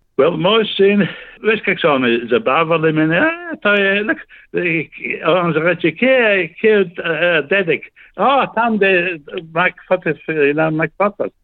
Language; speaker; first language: Slovenian; early bilingual, heritage; Slovenian